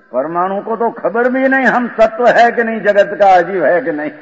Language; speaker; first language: Hindi; non-native, local second language; Gujarati